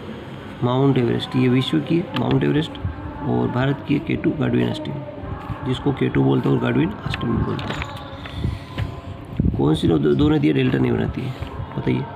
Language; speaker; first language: Hindi; native; Hindi